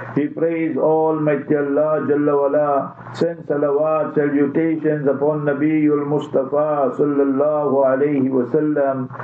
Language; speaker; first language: English; native; English